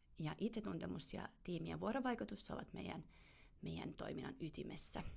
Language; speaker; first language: Finnish; non-native, fluent; German